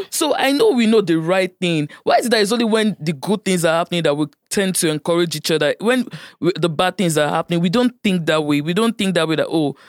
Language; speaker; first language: English; non-native, local second language; Yoruba